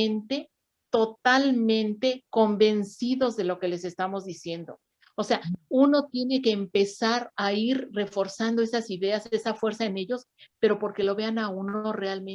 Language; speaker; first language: Spanish; native; Spanish